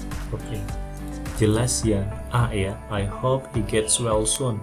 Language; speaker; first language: English; non-native, fluent; Indonesian